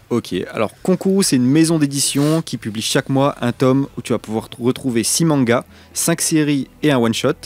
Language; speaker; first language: French; native; French